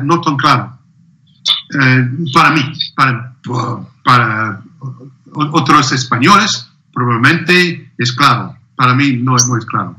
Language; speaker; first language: Spanish; non-native, learner; English